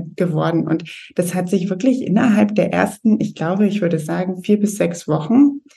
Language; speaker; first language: German; native; German